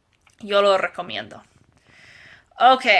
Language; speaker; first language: Spanish; non-native, fluent; English